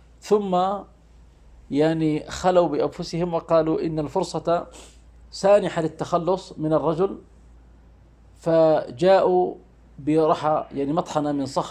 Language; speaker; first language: Arabic; native; Arabic